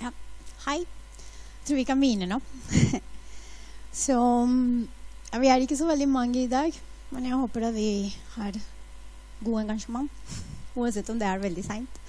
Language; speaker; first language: Norwegian; non-native, fluent; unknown